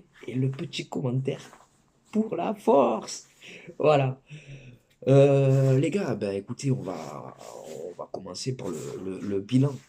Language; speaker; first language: French; native; French